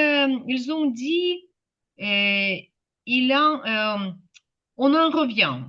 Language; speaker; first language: French; non-native, fluent; Ukrainian